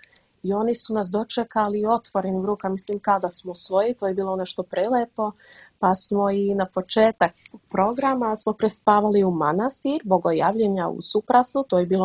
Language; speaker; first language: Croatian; early bilingual, heritage; Dutch